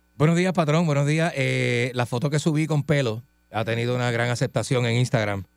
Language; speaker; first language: Spanish; native; Spanish